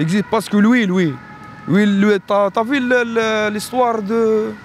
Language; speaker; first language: French; non-native, learner; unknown